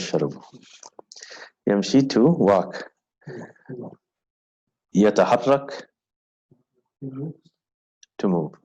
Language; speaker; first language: Arabic; non-native, fluent; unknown